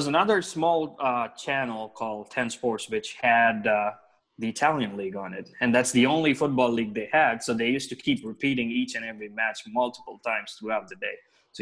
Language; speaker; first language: English; non-native, local second language; Telugu